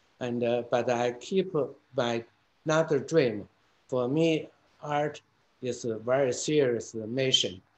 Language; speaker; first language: English; non-native, fluent; Chinese